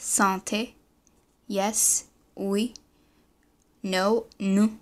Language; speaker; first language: French; non-native, learner; English